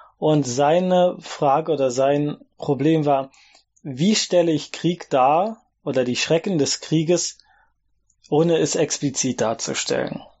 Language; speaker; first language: German; native; German